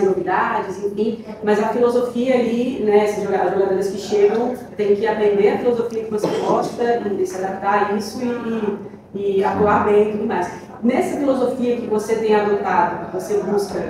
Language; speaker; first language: Portuguese; native; Portuguese